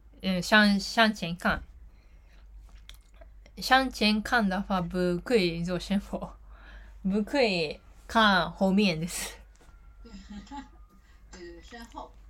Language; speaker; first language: Chinese; non-native, learner; Japanese